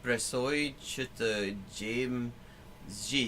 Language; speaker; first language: Albanian; non-native, learner; English